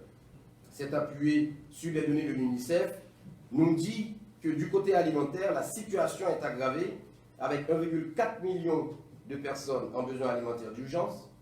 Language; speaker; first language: French; non-native, local second language; Haitian Creole